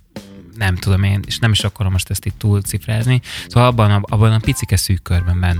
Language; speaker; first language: Hungarian; native; Hungarian